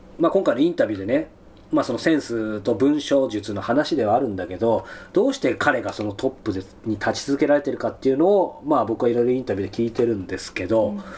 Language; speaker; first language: Japanese; native; Japanese